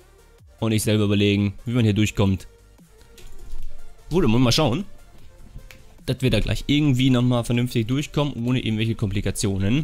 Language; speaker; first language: German; native; German